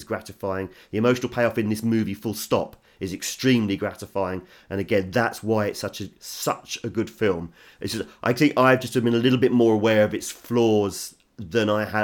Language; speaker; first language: English; native; English